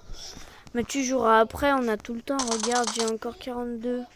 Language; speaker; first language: French; native; French